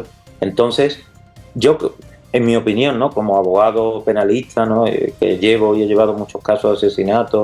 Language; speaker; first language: Spanish; native; Spanish